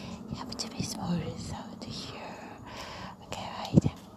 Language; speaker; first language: English; non-native, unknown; Japanese